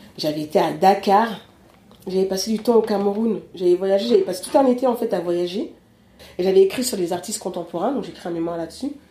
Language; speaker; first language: French; early bilingual, other home language; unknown